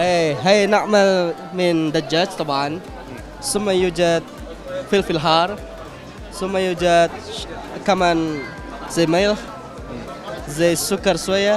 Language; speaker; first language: Arabic; non-native, learner; Indonesian